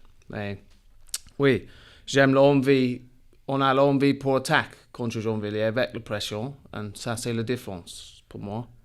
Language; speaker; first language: French; non-native, learner; English